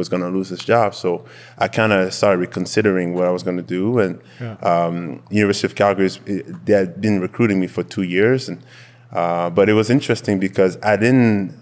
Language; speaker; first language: English; non-native, fluent; French